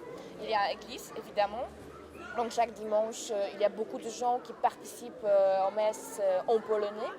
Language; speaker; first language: French; non-native, fluent; Polish